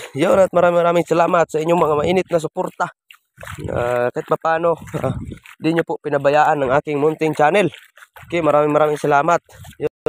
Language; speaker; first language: Filipino; non-native, local second language; Cebuano